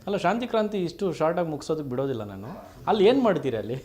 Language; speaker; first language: Kannada; native; Kannada